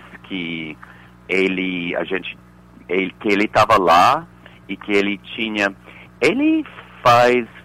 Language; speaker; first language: Portuguese; non-native, fluent; English